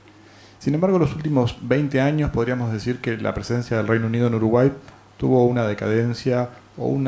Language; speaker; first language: Spanish; native; Spanish